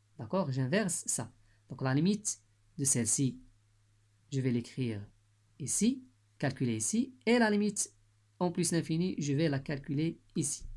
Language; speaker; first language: French; non-native, local second language; Arabic